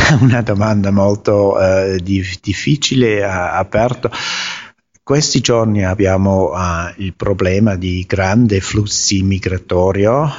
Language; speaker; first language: Italian; non-native, learner; German